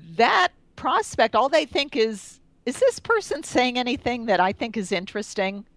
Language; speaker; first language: English; native; English